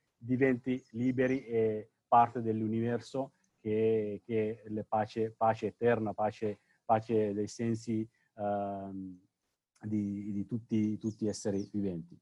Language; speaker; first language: Italian; non-native, fluent; Sinhala